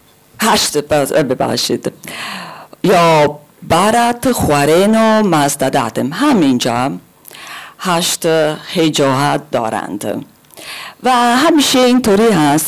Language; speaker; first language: Persian; non-native, learner; German